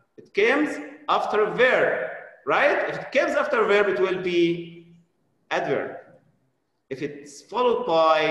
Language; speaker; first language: English; non-native, fluent; Arabic